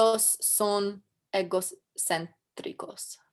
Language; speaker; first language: Spanish; non-native, learner; English